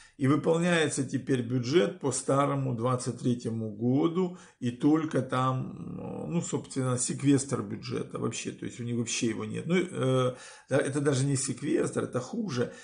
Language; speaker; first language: Russian; native; Russian